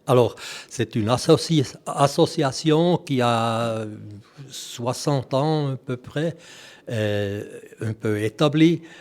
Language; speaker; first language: French; non-native, local second language; German